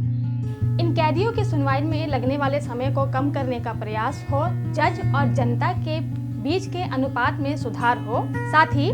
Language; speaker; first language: Hindi; native; Hindi